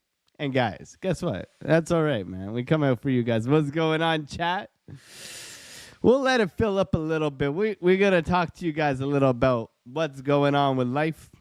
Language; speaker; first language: English; native; English